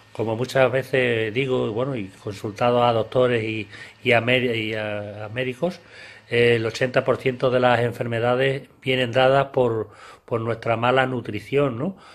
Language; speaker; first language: Spanish; native; Spanish